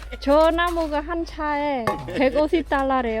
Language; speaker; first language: Korean; non-native, fluent; Khmer